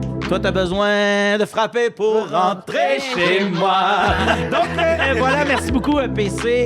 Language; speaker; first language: French; native; French